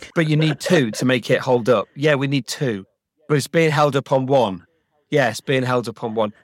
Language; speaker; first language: English; native; English